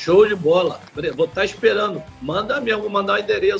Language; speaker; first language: Portuguese; native; Portuguese